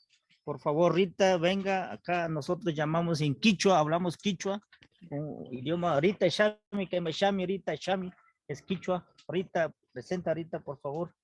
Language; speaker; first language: Spanish; non-native, local second language; Quechua